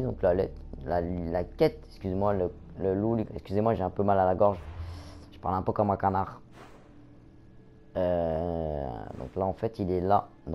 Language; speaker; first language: French; native; French